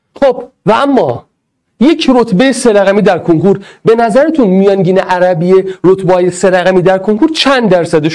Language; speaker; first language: Persian; non-native, local second language; Arabic